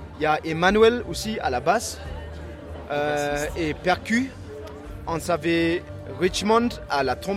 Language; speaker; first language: French; non-native, learner; Danish